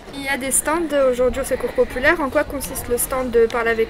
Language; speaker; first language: French; native; French